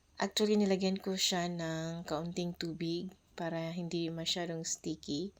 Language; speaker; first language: Filipino; non-native, local second language; Cebuano